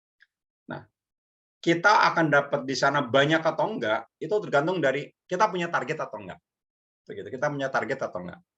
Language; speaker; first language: Indonesian; native; Indonesian